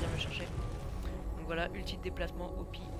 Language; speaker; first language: French; native; French